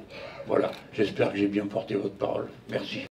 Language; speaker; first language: French; native; French